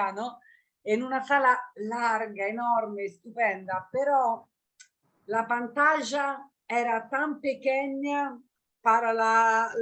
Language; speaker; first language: Spanish; non-native, learner; Italian